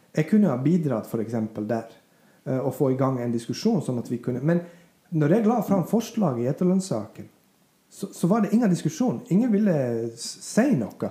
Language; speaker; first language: Norwegian; non-native, fluent; Bosnian